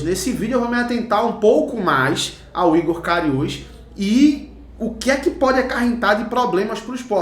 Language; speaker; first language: Portuguese; native; Portuguese